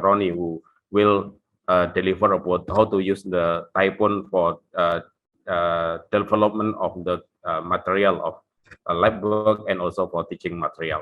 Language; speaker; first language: English; non-native, local second language; Indonesian